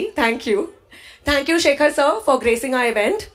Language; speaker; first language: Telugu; non-native, fluent; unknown